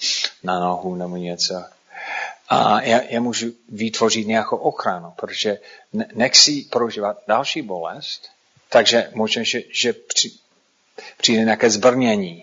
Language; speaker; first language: Czech; non-native, fluent; English